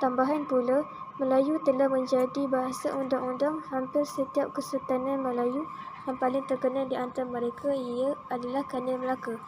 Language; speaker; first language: Malay; native; Malay